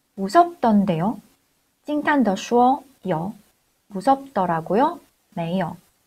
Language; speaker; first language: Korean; non-native, fluent; Chinese